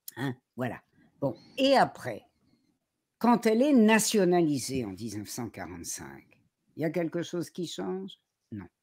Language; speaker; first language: French; native; French